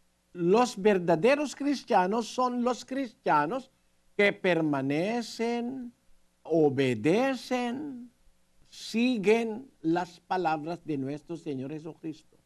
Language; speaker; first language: Spanish; non-native, learner; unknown